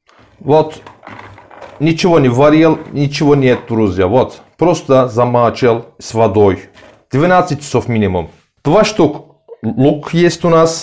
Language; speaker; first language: Russian; non-native, learner; Turkish